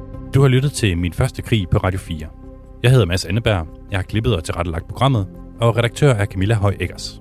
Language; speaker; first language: Danish; native; Danish